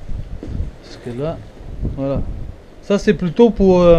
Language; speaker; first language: French; non-native, fluent; Portuguese